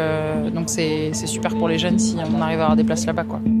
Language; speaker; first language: French; native; French